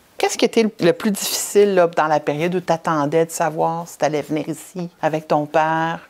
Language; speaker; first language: French; native; French